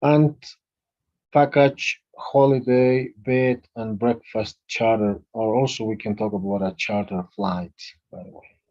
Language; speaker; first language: English; non-native, fluent; Spanish